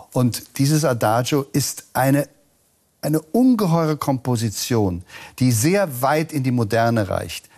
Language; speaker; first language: German; native; German